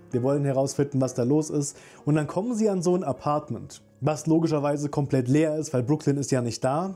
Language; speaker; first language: German; native; German